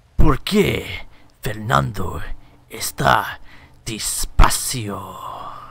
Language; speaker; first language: Spanish; non-native, learner; English